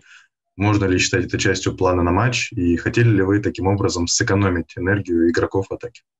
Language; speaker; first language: Russian; native; Russian